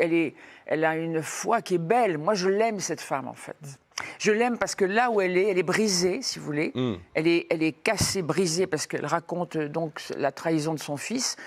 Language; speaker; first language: French; native; French